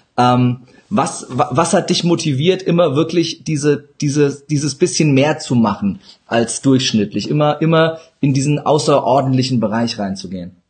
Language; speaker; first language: German; early bilingual, other home language; Turkish